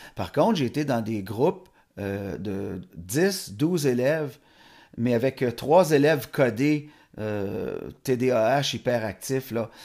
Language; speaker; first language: French; native; French